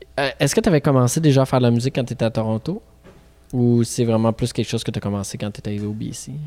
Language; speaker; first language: French; native; French